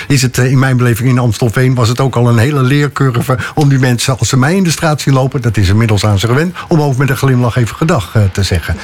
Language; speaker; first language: Dutch; native; Dutch